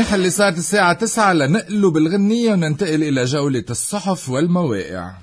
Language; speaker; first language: Arabic; native; Arabic